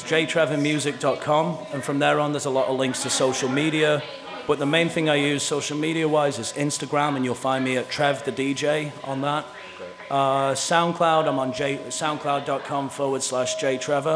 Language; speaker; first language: English; native; English